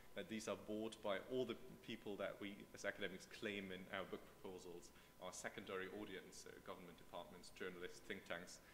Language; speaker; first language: English; non-native, fluent; German